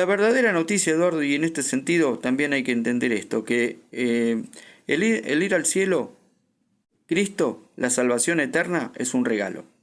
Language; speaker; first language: Spanish; native; Spanish